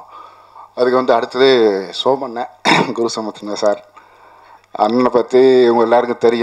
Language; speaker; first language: Tamil; native; Tamil